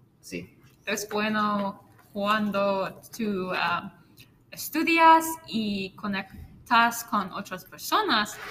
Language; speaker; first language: Spanish; non-native, learner; English